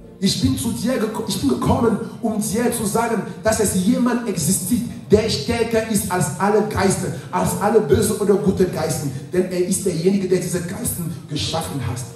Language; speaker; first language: German; non-native, fluent; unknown